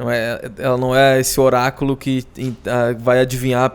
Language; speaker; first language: Portuguese; native; Portuguese